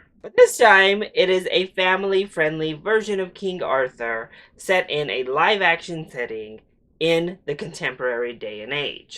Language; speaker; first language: English; native; English